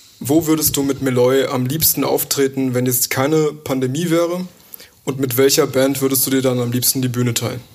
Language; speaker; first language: German; native; German